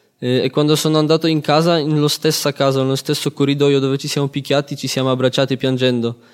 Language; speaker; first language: Italian; non-native, fluent; Polish